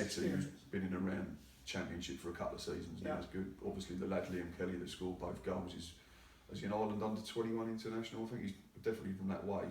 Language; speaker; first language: English; native; English